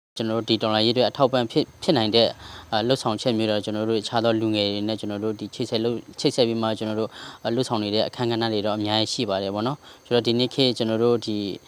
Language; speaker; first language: Burmese; non-native, local second language; S'gaw Karen